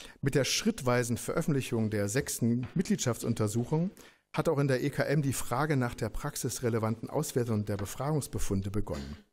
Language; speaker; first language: German; native; German